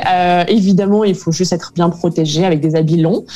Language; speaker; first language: French; native; French